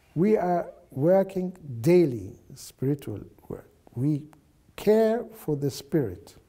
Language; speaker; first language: English; non-native, fluent; Arabic